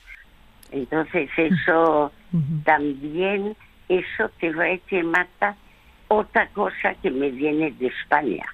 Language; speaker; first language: Spanish; early bilingual, other home language; French